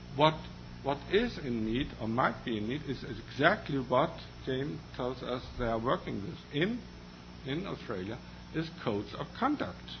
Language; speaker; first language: English; non-native, fluent; Danish